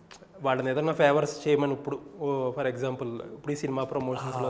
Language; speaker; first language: Telugu; native; Telugu